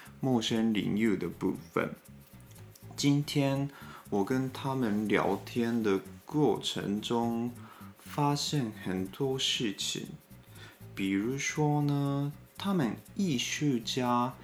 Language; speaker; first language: Chinese; non-native, fluent; Japanese